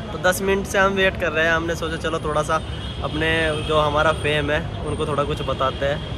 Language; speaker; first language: Hindi; native; Hindi